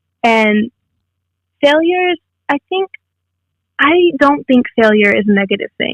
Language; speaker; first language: English; native; English